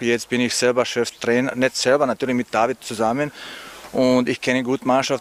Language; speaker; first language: German; non-native, learner; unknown